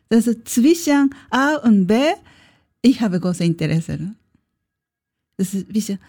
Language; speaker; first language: German; non-native, learner; Japanese